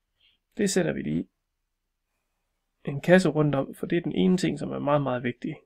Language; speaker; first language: Danish; native; Danish